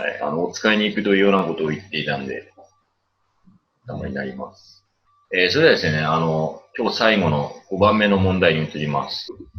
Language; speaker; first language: Japanese; native; Japanese